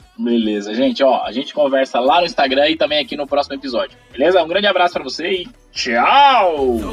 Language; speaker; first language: Portuguese; native; Portuguese